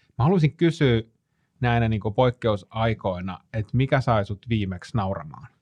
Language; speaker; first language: Finnish; native; Finnish